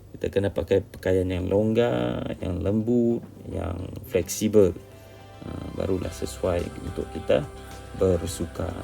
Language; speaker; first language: Malay; native; Malay